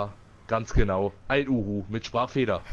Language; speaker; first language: German; native; German